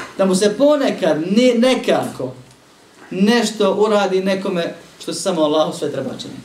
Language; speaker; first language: Bosnian; native; Bosnian